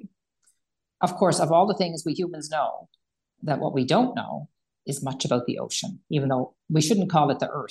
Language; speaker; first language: English; native; English